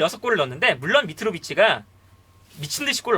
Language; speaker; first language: Korean; native; Korean